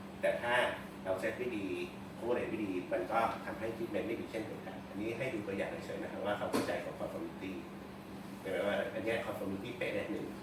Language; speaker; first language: Thai; native; Thai